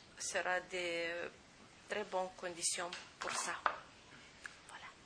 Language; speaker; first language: French; non-native, fluent; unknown